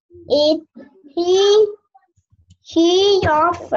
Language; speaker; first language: English; non-native, learner; Vietnamese